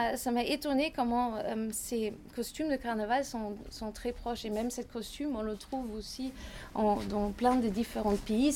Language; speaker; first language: French; non-native, fluent; German